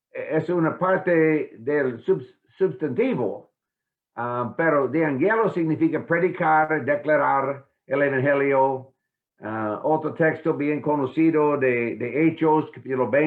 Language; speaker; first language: Spanish; non-native, fluent; English